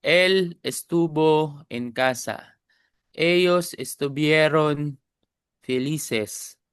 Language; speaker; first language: Spanish; non-native, learner; Filipino